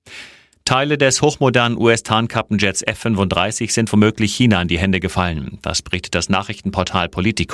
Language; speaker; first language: German; native; German